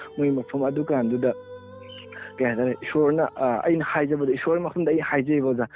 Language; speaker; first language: Manipuri; native; Manipuri